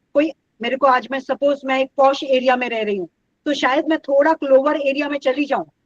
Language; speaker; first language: Hindi; non-native, local second language; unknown